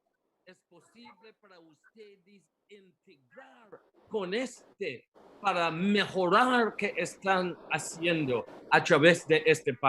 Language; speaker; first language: Spanish; non-native, learner; English